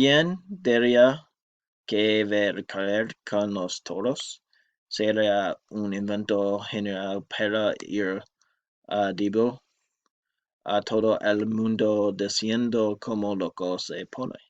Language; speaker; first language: Spanish; non-native, learner; English